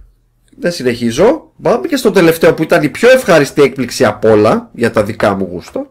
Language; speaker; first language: Greek; native; Greek